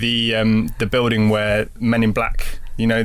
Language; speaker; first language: English; native; English